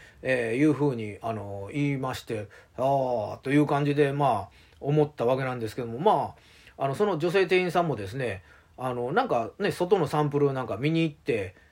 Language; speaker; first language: Japanese; native; Japanese